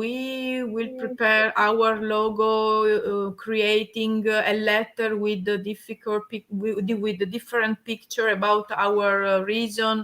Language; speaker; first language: English; non-native, learner; Italian